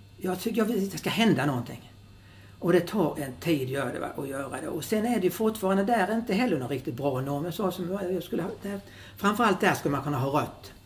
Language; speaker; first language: Swedish; native; Swedish